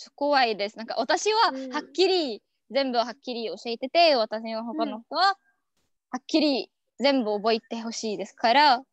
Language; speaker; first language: Japanese; non-native, learner; Arabic